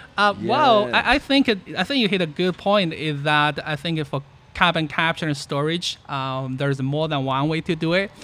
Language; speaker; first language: English; non-native, fluent; Chinese